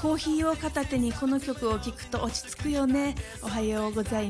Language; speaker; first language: Japanese; native; Japanese